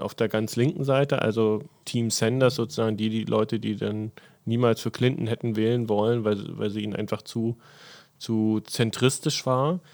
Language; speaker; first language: German; native; German